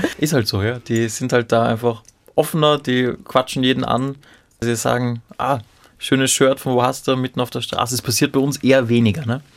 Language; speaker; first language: German; native; German